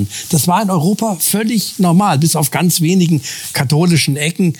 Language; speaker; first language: German; native; German